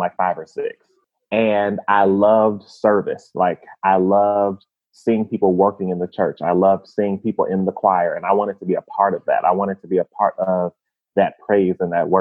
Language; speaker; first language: English; native; English